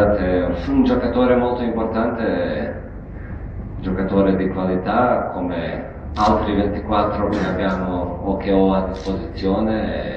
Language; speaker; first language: Italian; non-native, fluent; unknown